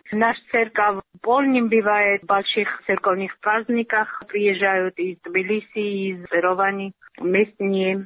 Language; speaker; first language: Russian; non-native, local second language; Georgian